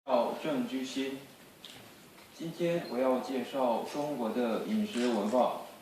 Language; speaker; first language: Chinese; non-native, fluent; Korean